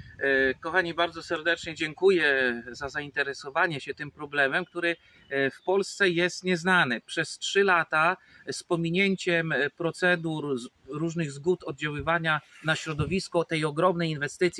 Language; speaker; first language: Polish; native; Polish